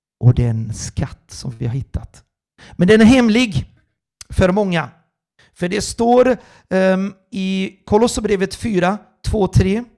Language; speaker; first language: Swedish; non-native, fluent; Portuguese